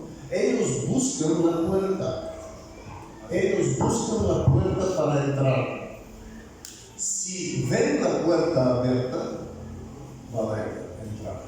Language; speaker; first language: Spanish; non-native, fluent; Bulgarian